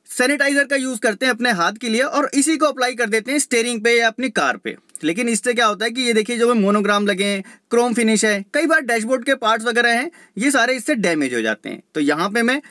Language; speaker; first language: Hindi; native; Hindi